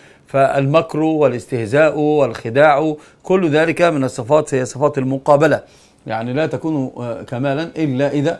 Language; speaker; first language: Arabic; native; Arabic